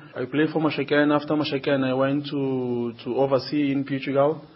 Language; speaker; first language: English; non-native, learner; Portuguese